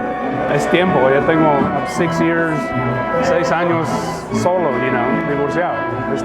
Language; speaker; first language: Spanish; early bilingual, heritage; Spanish